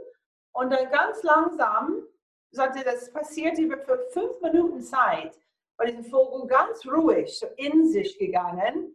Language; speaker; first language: German; non-native, fluent; English